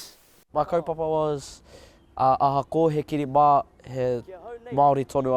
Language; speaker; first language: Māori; non-native, local second language; English